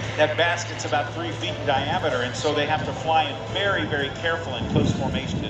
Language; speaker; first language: English; native; English